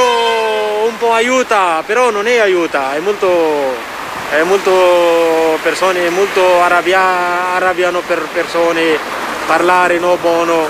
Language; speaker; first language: Italian; non-native, learner; Persian